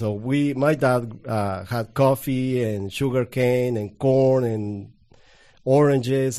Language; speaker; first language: English; non-native, fluent; Spanish